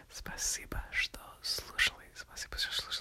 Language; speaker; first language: Russian; non-native, learner; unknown